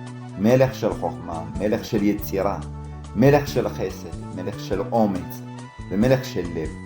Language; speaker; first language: Hebrew; early bilingual, other home language; Amharic